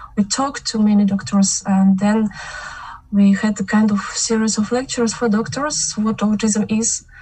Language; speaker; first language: English; non-native, fluent; Kazakh